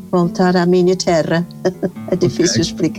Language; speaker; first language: Portuguese; non-native, fluent; English